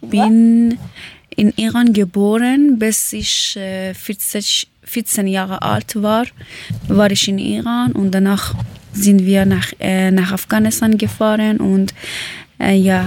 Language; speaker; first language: German; non-native, learner; Persian